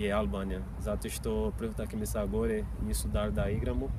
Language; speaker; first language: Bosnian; non-native, fluent; Portuguese